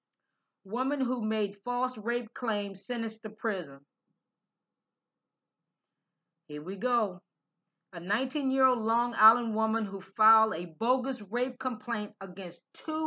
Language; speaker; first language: English; native; English